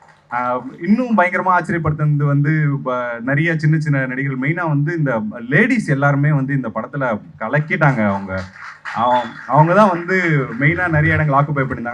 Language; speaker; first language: Tamil; native; Tamil